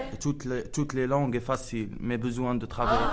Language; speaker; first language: French; non-native, learner; Arabic